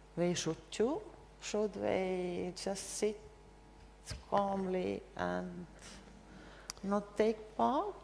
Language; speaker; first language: English; non-native, fluent; Estonian